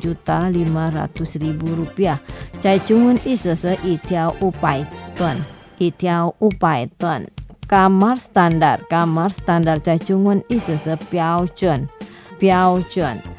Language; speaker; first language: Chinese; non-native, fluent; Indonesian